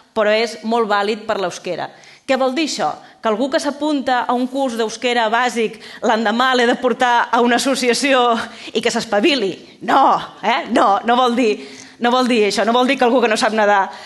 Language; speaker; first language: Catalan; native; Catalan